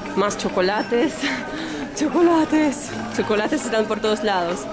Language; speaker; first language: Spanish; non-native, fluent; Russian